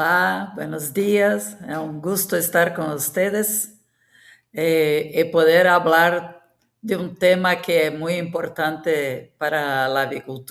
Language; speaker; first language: Spanish; non-native, fluent; Portuguese